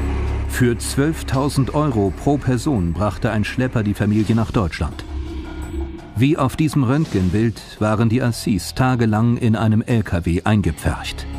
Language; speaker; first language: German; native; German